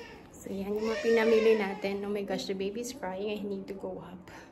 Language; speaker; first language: English; non-native, local second language; Filipino